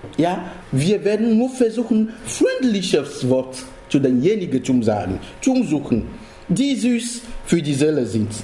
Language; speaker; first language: German; non-native, fluent; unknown